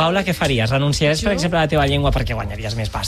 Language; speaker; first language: Catalan; native; Catalan